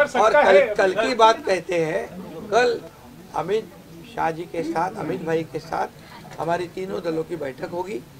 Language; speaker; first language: Hindi; non-native, local second language; Marathi